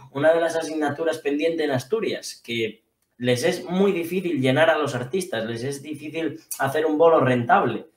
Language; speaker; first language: Spanish; native; Spanish